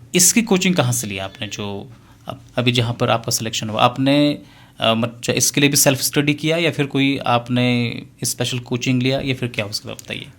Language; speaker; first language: Hindi; native; Hindi